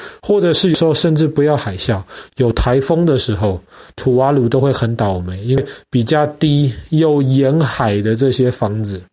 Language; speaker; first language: Chinese; native; Chinese